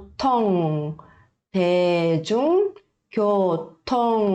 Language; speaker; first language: Korean; early bilingual, heritage; Korean